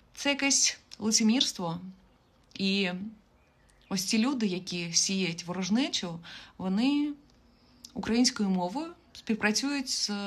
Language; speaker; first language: Ukrainian; native; Ukrainian